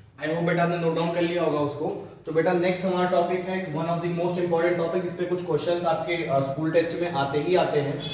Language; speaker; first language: Hindi; native; Hindi